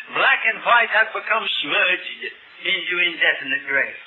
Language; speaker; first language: English; native; English